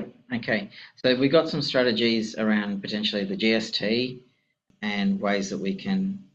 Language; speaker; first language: English; native; English